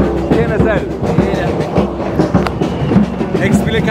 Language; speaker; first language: Spanish; non-native, learner; Turkish